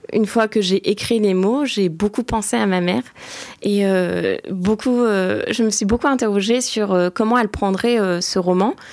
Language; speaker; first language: French; early bilingual, other home language; Turkish